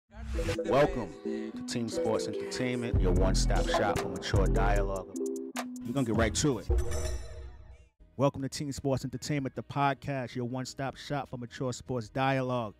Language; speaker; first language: English; native; English